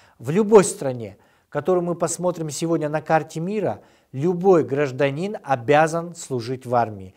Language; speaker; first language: Russian; non-native, local second language; Kyrgyz